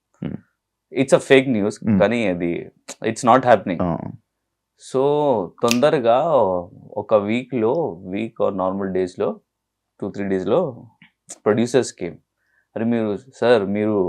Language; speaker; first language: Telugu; non-native, learner; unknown